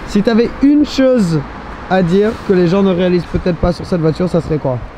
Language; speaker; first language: French; native; French